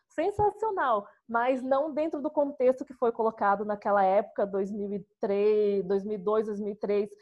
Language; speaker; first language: Portuguese; native; Portuguese